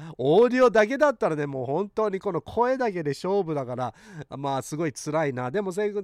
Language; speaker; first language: Japanese; early bilingual, heritage; Japanese